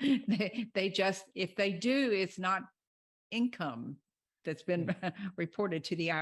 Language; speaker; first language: English; native; English